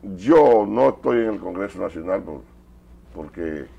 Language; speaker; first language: Spanish; native; Spanish